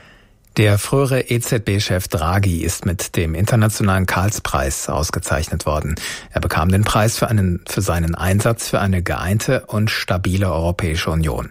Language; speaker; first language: German; native; German